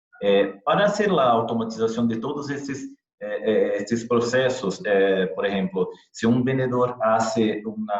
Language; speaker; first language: Spanish; non-native, fluent; Portuguese